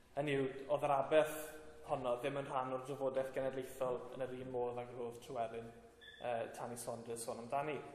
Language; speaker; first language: Welsh; native; Welsh